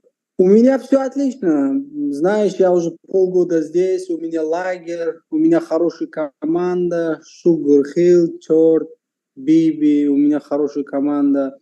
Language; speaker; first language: Russian; non-native, local second language; Uzbek